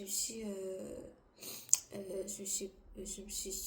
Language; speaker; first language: French; non-native, learner; Korean